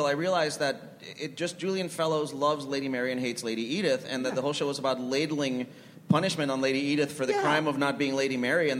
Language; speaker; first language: English; non-native, fluent; Spanish